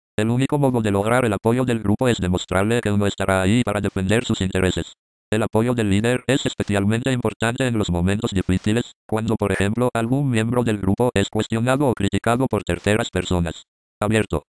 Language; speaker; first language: Spanish; native; Spanish